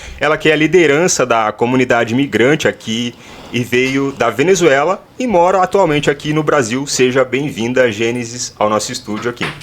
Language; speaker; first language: Portuguese; native; Portuguese